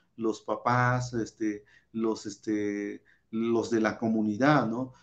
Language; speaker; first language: Spanish; non-native, local second language; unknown